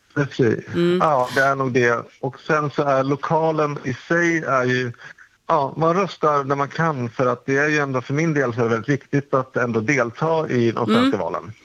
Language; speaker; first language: Swedish; native; Swedish